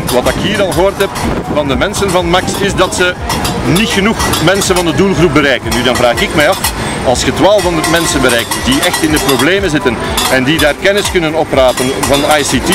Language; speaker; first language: Dutch; native; Dutch